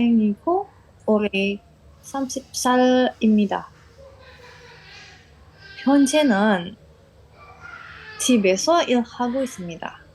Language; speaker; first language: Korean; non-native, learner; Indonesian